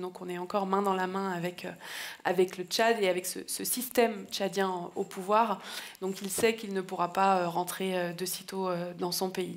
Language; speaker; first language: French; native; French